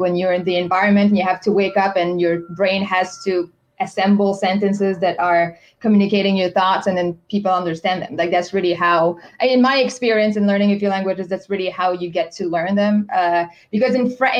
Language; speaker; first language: English; non-native, fluent; French